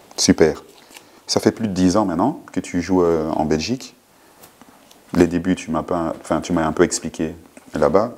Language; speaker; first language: French; native; French